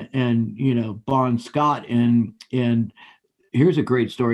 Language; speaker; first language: English; native; English